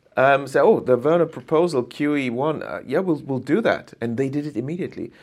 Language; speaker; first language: English; non-native, fluent; German